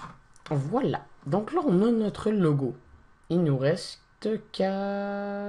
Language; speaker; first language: French; native; French